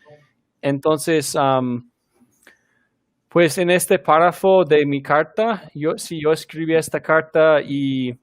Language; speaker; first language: Spanish; non-native, fluent; English